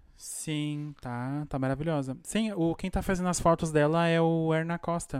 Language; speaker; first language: Portuguese; native; Portuguese